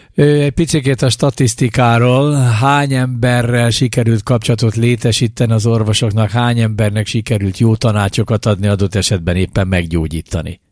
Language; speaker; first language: Hungarian; native; Hungarian